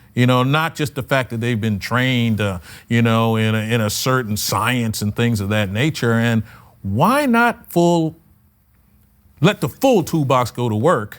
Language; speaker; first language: English; native; English